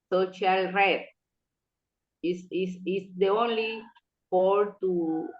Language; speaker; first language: English; non-native, local second language; Spanish